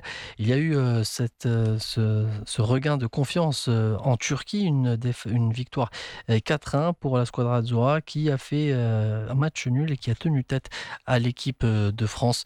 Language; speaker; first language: French; non-native, local second language; Arabic